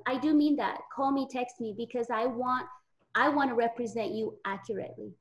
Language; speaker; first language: English; native; English